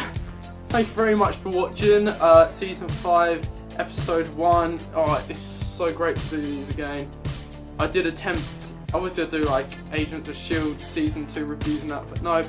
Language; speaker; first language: English; native; English